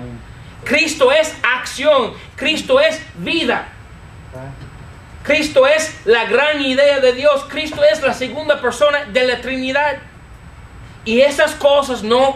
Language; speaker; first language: Spanish; non-native, fluent; English